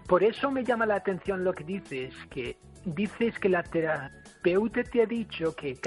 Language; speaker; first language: Spanish; non-native, fluent; English